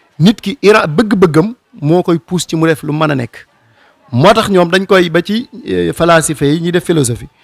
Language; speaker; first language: Wolof; native; Wolof